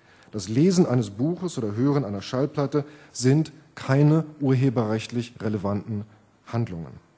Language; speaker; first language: German; native; German